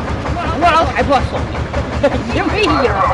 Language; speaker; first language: Chinese; native; Chinese